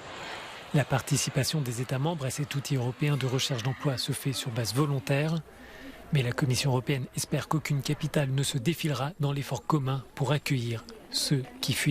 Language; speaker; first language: French; native; French